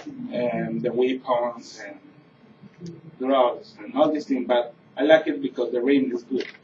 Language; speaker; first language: English; non-native, learner; Spanish